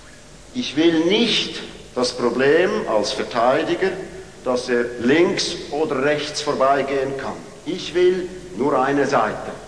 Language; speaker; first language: German; non-native, fluent; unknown